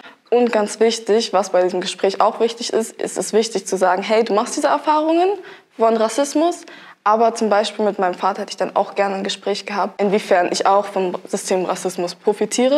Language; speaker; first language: German; native; German